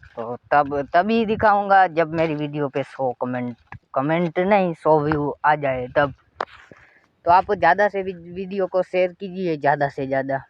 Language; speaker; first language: Hindi; non-native, local second language; Gujarati